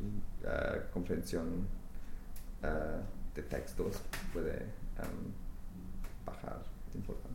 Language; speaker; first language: Spanish; non-native, fluent; English